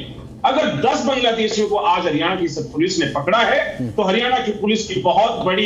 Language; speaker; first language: Hindi; native; Hindi